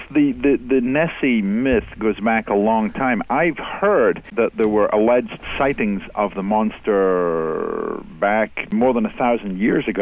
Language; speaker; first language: English; native; English